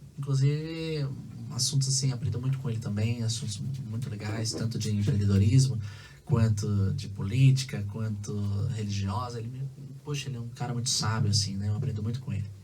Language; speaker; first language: Portuguese; native; Portuguese